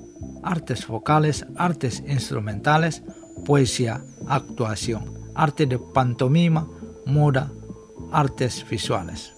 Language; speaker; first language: Spanish; non-native, fluent; Indonesian